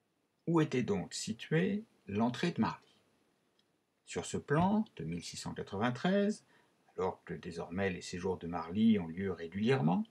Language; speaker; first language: French; native; French